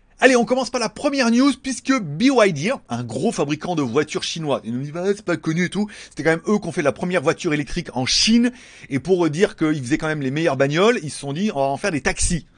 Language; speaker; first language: French; native; French